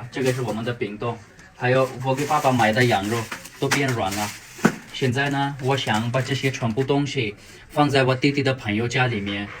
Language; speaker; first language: Chinese; non-native, fluent; Punjabi